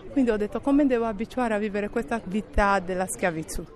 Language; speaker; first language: Italian; non-native, fluent; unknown